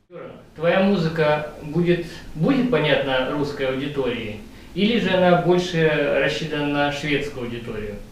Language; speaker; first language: Russian; native; Russian